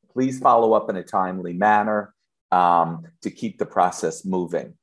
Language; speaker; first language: English; native; English